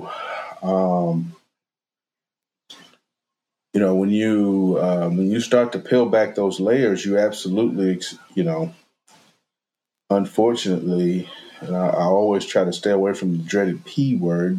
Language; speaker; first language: English; native; English